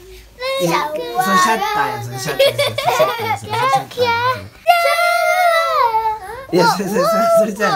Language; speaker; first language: Japanese; native; Japanese